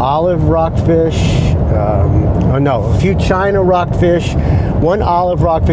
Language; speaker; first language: English; native; English